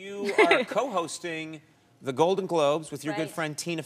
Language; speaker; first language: English; native; English